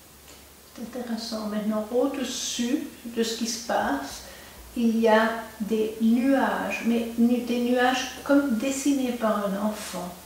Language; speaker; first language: French; non-native, local second language; German